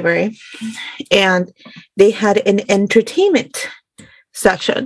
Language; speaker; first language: English; early bilingual, other home language; Spanish